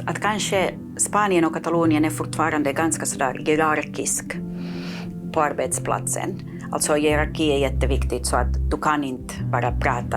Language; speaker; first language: Swedish; non-native, fluent; Catalan